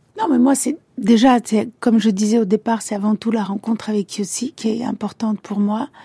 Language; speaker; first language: French; early bilingual, other home language; Italian